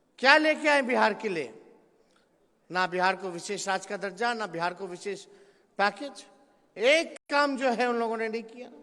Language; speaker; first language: Hindi; native; Hindi